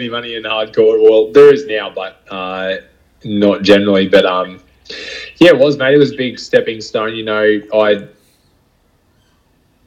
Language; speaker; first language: English; native; English